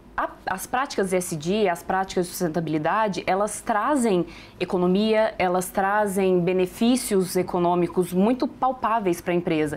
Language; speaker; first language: Portuguese; native; Portuguese